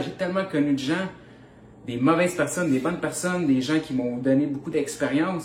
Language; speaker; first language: French; native; French